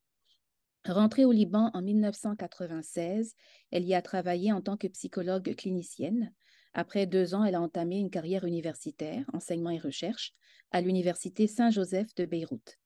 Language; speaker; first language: French; native; French